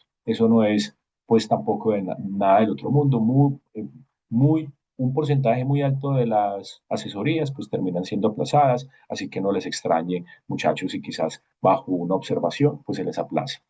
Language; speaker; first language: Spanish; native; Spanish